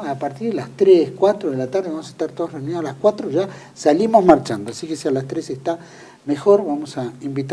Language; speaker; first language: Spanish; native; Spanish